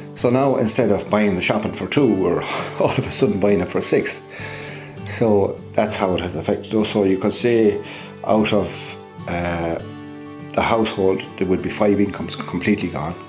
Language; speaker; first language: English; native; English